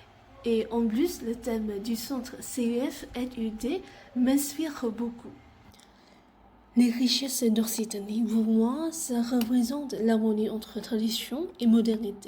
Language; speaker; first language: French; non-native, fluent; Vietnamese